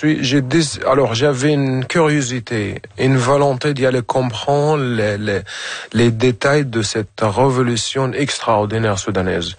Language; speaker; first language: French; non-native, fluent; Arabic